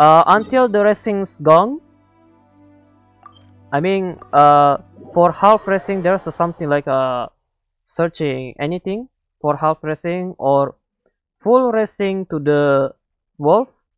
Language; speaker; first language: English; non-native, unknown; Indonesian